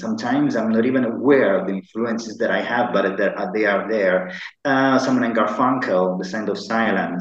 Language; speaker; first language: English; non-native, fluent; Italian